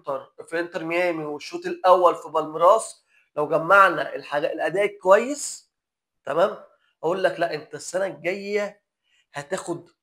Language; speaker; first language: Arabic; native; Arabic